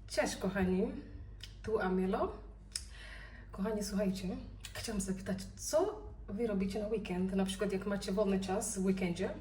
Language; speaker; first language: Polish; non-native, learner; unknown